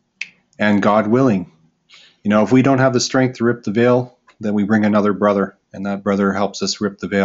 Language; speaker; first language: English; native; English